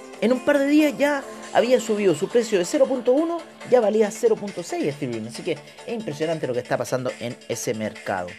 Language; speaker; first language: Spanish; native; Spanish